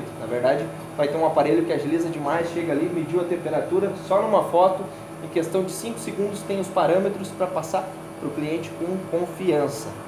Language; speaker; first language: Portuguese; native; Portuguese